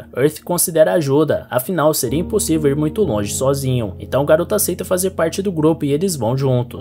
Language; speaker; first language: Portuguese; native; Portuguese